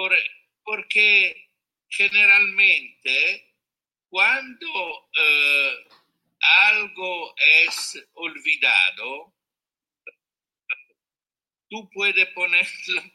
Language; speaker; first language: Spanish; non-native, learner; Italian